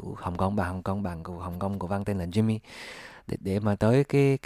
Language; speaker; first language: Vietnamese; early bilingual, other home language; English